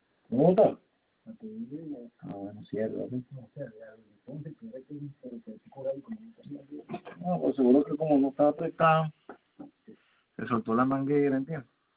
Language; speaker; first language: Spanish; native; Spanish